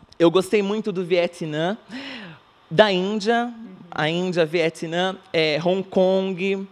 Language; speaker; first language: Portuguese; native; Portuguese